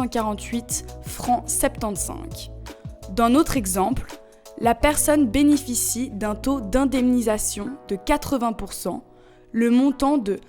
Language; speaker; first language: French; native; French